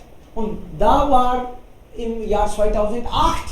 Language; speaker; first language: German; non-native, fluent; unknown